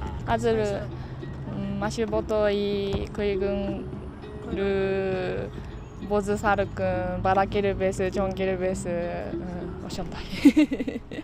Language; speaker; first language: Kyrgyz; non-native, learner; Japanese